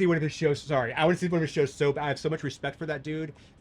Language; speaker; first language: English; native; English